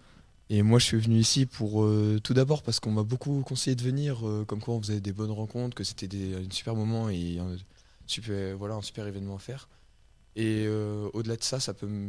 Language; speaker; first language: French; native; French